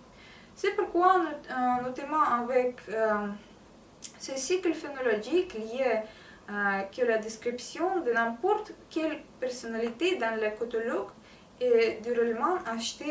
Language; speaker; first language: French; non-native, learner; Russian